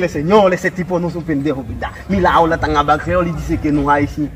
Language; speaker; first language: Spanish; non-native, learner; Haitian Creole